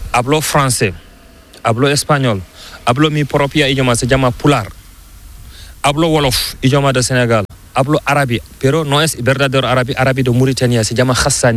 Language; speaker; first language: Spanish; non-native, learner; Fula